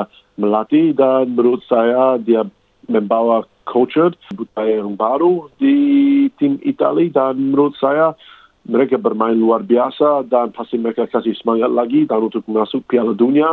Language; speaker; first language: Indonesian; non-native, fluent; English